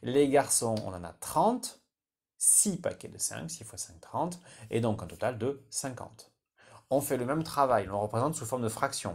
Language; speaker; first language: French; native; French